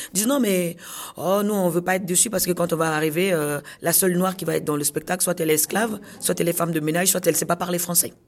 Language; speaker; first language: French; non-native, local second language; Kongo